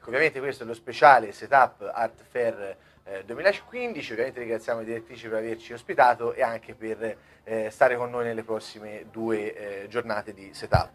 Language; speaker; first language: Italian; native; Italian